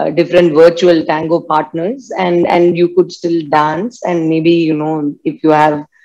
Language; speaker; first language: English; non-native, local second language; Tamil